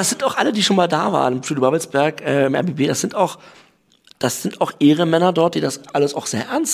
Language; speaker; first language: German; native; German